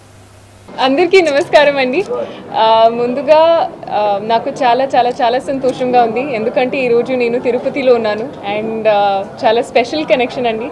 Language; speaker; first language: Telugu; non-native, learner; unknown